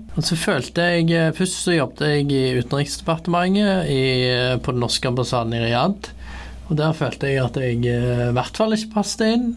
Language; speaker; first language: Norwegian; early bilingual, other home language; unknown